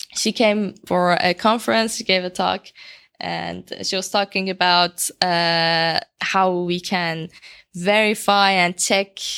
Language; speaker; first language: English; non-native, fluent; Persian